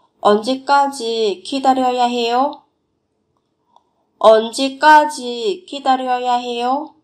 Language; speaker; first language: Korean; non-native, fluent; Vietnamese